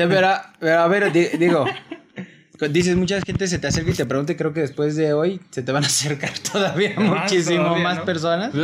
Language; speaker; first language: Spanish; native; Spanish